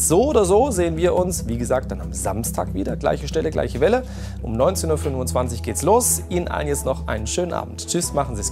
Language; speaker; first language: German; native; German